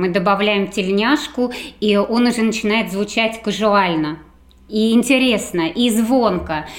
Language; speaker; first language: Russian; native; Russian